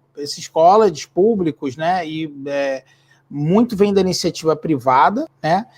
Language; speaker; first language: Portuguese; native; Portuguese